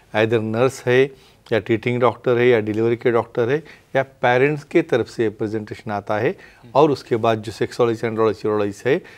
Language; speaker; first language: Hindi; non-native, local second language; Marathi